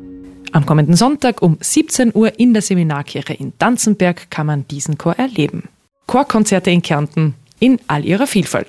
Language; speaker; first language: German; native; German